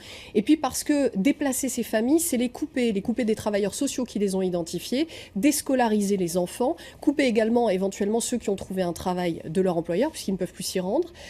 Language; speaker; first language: French; native; French